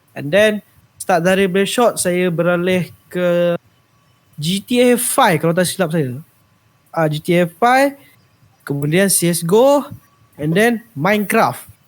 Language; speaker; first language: Malay; non-native, local second language; Iban